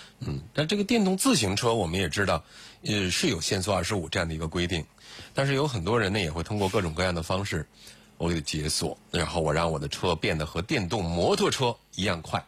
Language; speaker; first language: Chinese; native; Chinese